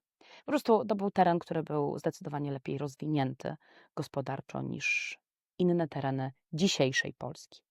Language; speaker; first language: Polish; native; Polish